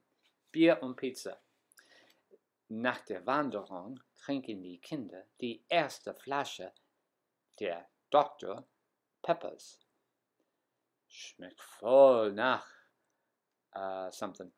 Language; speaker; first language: German; non-native, fluent; English